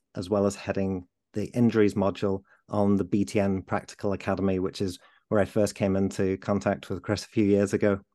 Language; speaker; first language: English; native; English